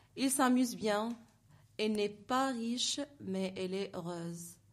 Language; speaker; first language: French; non-native, learner; Arabic